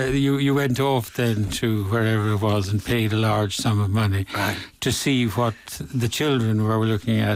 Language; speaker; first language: English; native; English